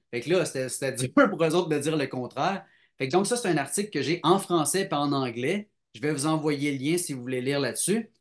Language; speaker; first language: French; native; French